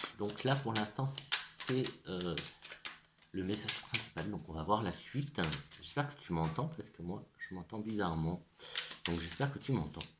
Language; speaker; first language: French; native; French